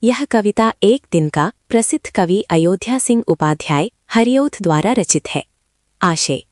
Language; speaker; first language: Hindi; non-native, local second language; Malayalam